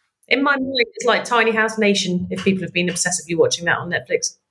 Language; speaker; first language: English; native; English